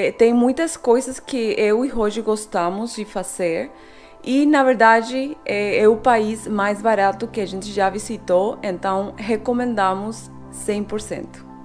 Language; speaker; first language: Portuguese; non-native, fluent; Spanish